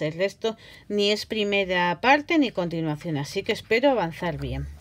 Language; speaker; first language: Spanish; native; Spanish